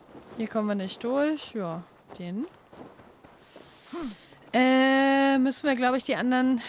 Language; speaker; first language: German; native; German